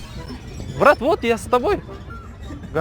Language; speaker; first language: Russian; non-native, local second language; Kazakh